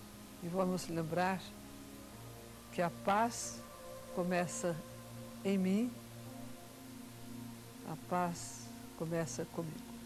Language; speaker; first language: Portuguese; native; Portuguese